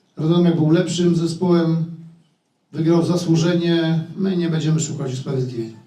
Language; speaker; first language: Polish; native; Polish